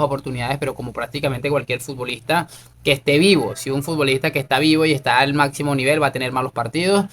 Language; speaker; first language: Spanish; native; Spanish